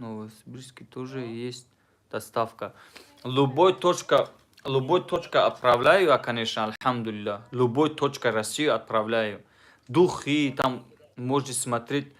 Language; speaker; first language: Russian; non-native, fluent; Tajik